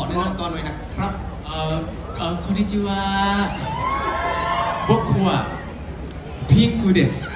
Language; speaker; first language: Japanese; non-native, learner; Thai